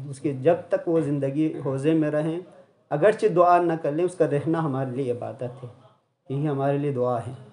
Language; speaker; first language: Urdu; non-native, local second language; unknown